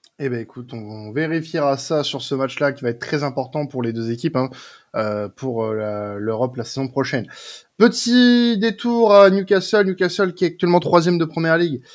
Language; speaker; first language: French; native; French